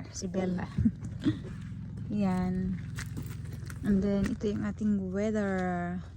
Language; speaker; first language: Filipino; non-native, local second language; Cebuano